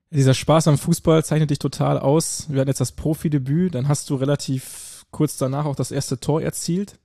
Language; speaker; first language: German; native; German